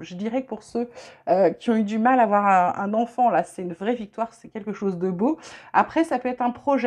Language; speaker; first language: French; native; French